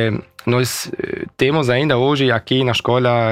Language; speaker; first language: Portuguese; early bilingual, heritage; Portuguese